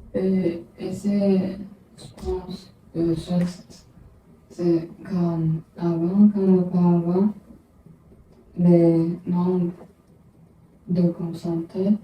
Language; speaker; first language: French; non-native, learner; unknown